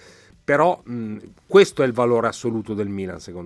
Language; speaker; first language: Italian; native; Italian